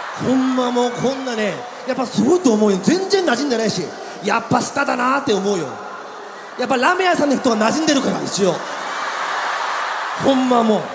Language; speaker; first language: Japanese; native; Japanese